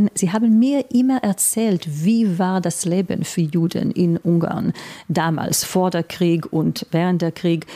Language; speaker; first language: German; non-native, fluent; Hebrew